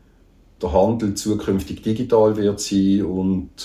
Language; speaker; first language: German; native; German